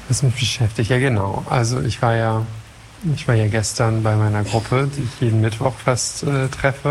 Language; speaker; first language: German; non-native, fluent; French